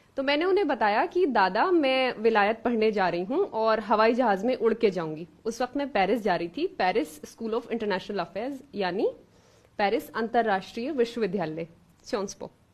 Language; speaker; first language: Hindi; native; Hindi